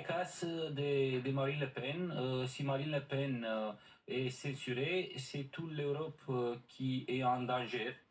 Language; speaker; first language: French; non-native, learner; Romanian